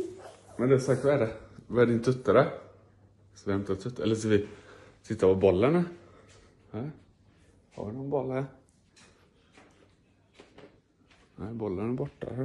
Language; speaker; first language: Swedish; native; Swedish